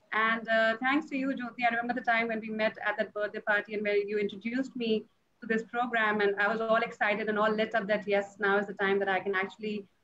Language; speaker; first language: English; non-native, local second language; Punjabi